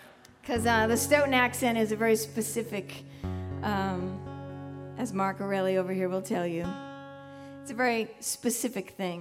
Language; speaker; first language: English; native; English